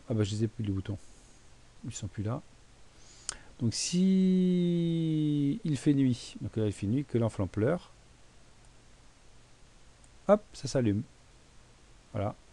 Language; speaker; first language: French; native; French